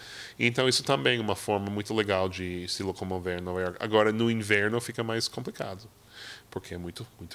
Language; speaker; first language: Portuguese; non-native, fluent; English